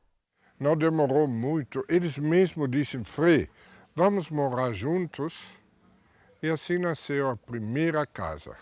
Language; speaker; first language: Portuguese; non-native, fluent; German